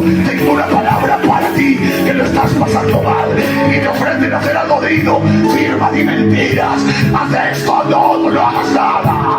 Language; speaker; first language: Spanish; native; Spanish